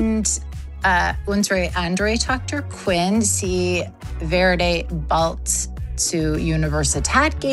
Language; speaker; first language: German; non-native, learner; English